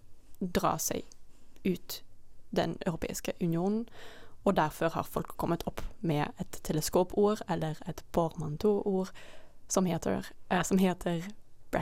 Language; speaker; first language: Norwegian; non-native, fluent; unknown